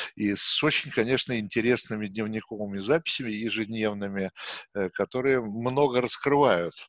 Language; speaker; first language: Russian; native; Russian